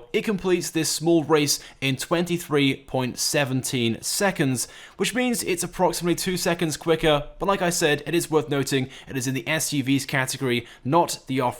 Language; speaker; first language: English; native; English